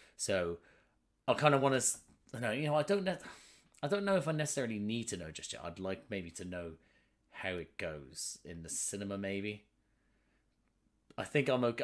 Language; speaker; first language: English; native; English